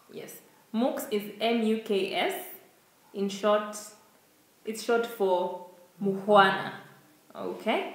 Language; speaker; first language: English; non-native, local second language; Swahili